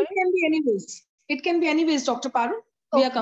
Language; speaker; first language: English; non-native, local second language; Hindi